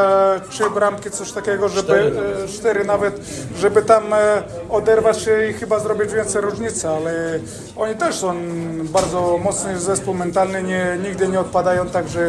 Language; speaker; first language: Polish; non-native, fluent; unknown